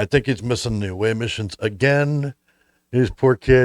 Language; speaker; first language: English; native; English